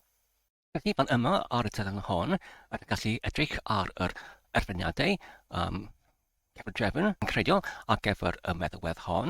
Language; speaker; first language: Welsh; non-native, learner; English